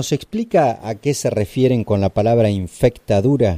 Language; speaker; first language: Spanish; native; Spanish